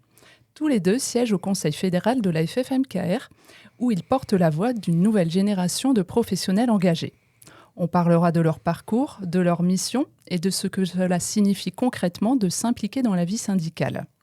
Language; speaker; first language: French; native; French